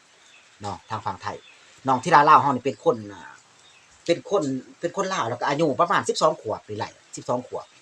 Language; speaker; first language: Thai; non-native, local second language; Lao